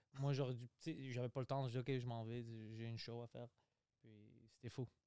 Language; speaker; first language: French; early bilingual, other home language; Greek